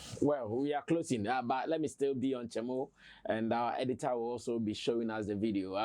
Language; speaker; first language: English; non-native, local second language; Akan